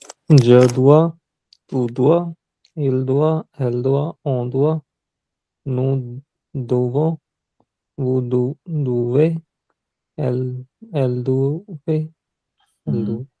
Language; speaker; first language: French; non-native, learner; Punjabi